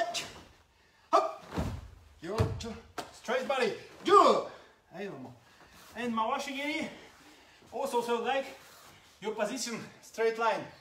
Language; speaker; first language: English; non-native, learner; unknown